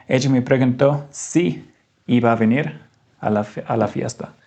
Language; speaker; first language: Spanish; non-native, fluent; English